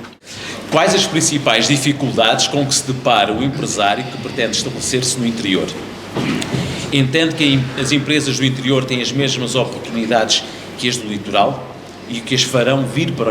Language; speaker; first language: Portuguese; native; Portuguese